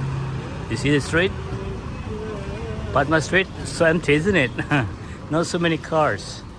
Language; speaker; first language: English; non-native, local second language; Indonesian